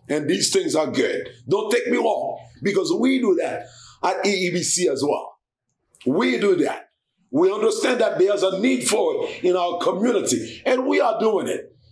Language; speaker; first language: English; non-native, fluent; Haitian Creole